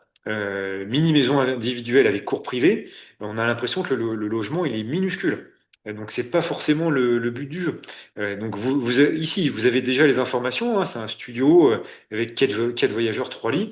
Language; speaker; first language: French; native; French